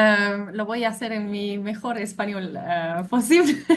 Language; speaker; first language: Spanish; non-native, fluent; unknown